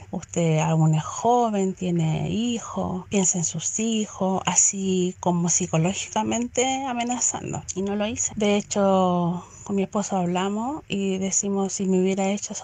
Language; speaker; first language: Spanish; native; Spanish